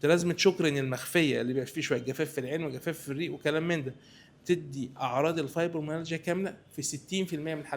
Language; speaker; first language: Arabic; native; Arabic